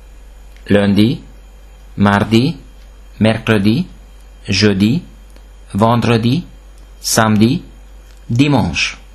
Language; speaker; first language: French; non-native, fluent; Hungarian